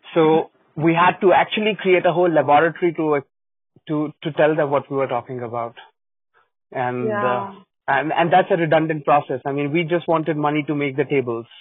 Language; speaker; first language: English; non-native, local second language; Hindi